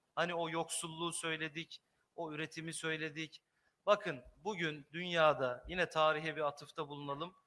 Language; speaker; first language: Turkish; native; Turkish